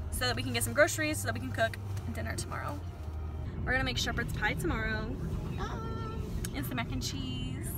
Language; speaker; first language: English; native; English